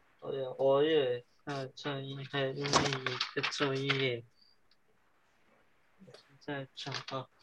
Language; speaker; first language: Chinese; early bilingual, heritage; Chinese